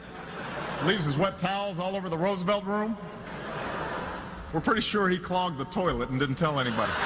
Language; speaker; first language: English; native; English